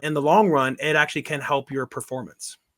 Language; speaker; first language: English; native; English